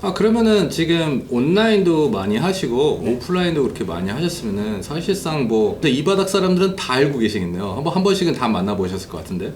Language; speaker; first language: Korean; early bilingual, heritage; Korean